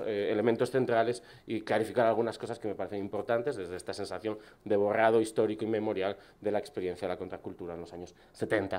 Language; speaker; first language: Spanish; native; Spanish